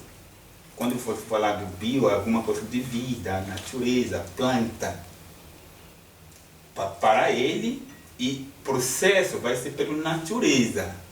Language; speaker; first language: Portuguese; non-native, fluent; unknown